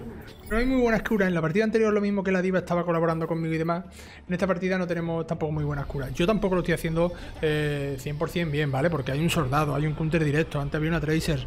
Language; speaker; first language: Spanish; native; Spanish